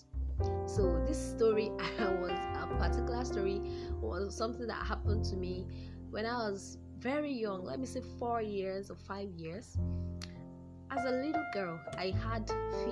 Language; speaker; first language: English; non-native, local second language; Yoruba